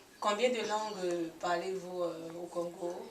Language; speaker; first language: French; non-native, learner; English